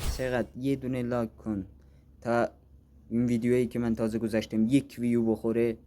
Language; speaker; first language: Persian; non-native, local second language; Azerbaijani